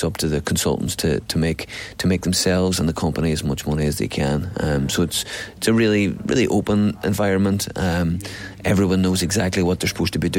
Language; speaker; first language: English; native; English